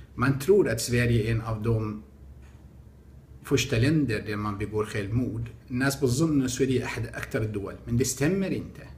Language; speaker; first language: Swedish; non-native, fluent; Arabic